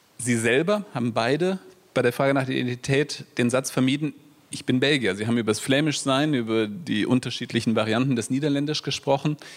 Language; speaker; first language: German; native; German